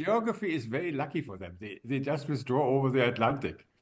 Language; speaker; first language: English; non-native, fluent; German